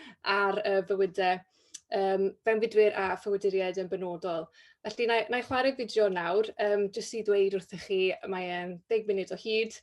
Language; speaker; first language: Welsh; native; Welsh